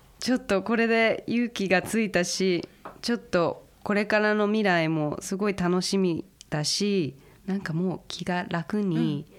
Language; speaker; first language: Japanese; early bilingual, heritage; Japanese